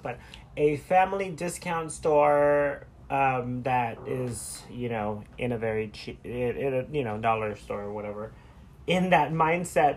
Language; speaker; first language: English; early bilingual, other home language; Spanish